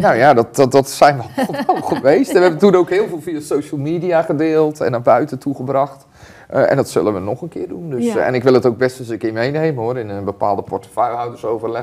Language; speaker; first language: Dutch; native; Dutch